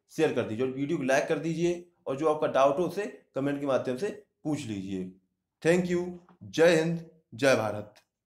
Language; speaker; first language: Hindi; native; Hindi